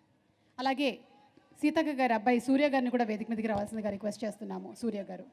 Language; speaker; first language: Telugu; native; Telugu